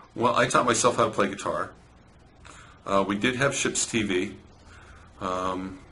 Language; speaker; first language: English; native; English